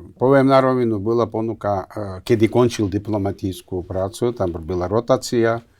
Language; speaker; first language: Slovak; non-native, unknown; Georgian